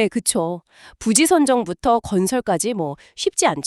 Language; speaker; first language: Korean; native; Korean